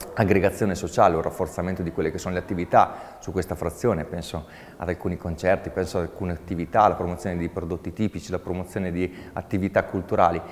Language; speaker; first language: Italian; native; Italian